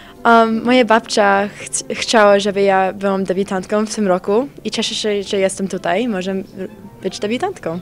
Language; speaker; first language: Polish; early bilingual, heritage; Polish